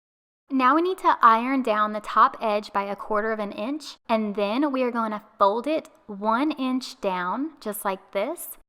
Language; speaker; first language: English; native; English